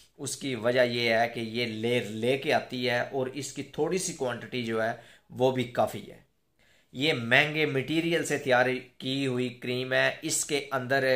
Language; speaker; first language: Urdu; non-native, local second language; Punjabi